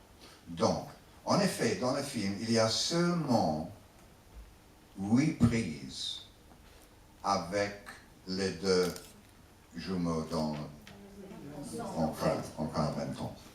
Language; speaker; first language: French; non-native, learner; English